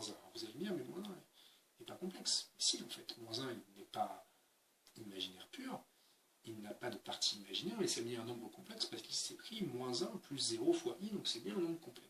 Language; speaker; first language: French; native; French